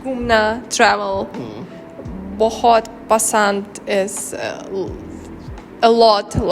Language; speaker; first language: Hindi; non-native, learner; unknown